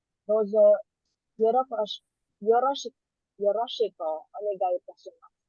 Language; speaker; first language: Japanese; non-native, learner; Filipino